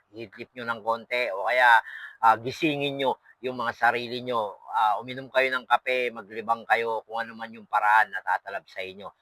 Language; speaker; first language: Filipino; non-native, local second language; Pampanga